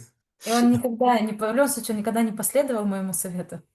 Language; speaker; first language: Russian; native; Russian